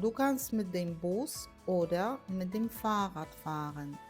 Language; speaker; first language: German; non-native, fluent; Polish